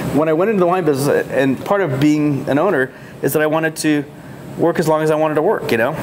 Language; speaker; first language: English; native; English